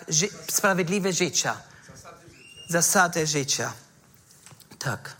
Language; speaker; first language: Polish; non-native, fluent; German